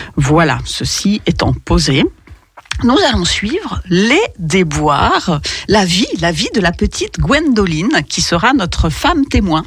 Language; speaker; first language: French; native; French